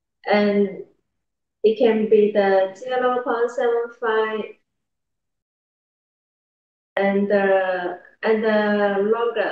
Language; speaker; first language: English; non-native, learner; Chinese